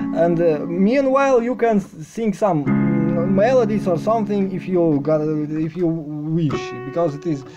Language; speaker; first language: English; non-native, fluent; Russian